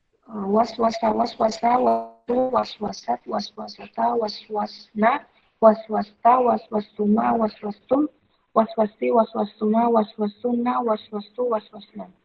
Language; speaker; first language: Arabic; non-native, learner; Indonesian